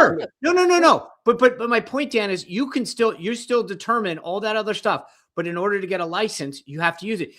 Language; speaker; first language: English; native; English